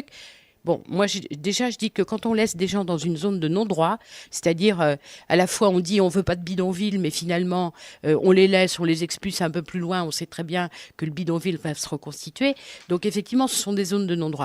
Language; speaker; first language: French; native; French